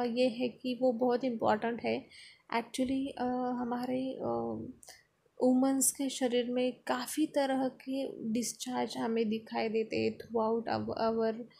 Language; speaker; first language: Hindi; non-native, local second language; Marathi